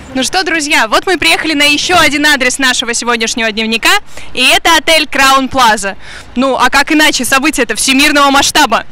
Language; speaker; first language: Russian; native; Russian